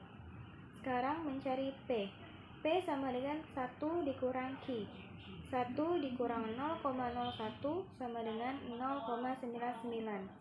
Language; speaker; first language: Indonesian; native; Indonesian